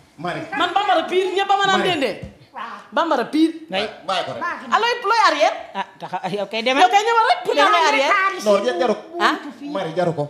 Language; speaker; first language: Wolof; native; Wolof